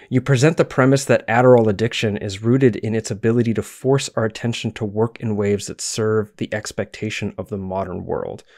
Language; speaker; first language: English; native; English